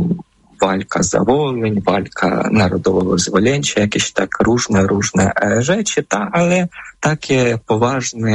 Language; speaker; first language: Polish; non-native, fluent; Ukrainian